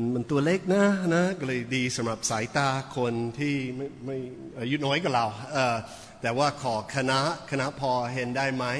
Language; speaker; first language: Thai; non-native, fluent; English